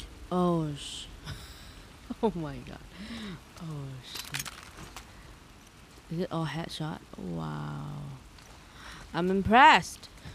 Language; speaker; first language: English; non-native, local second language; Chinese